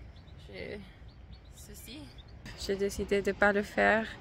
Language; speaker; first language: French; non-native, learner; English